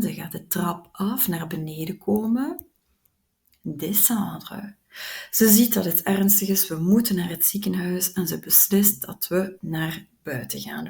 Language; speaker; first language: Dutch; non-native, local second language; French